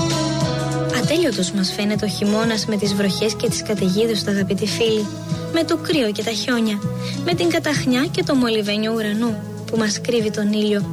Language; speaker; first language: Greek; native; Greek